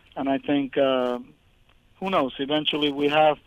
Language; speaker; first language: English; early bilingual, other home language; Spanish